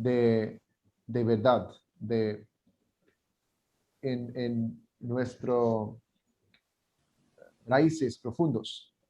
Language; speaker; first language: Spanish; non-native, learner; English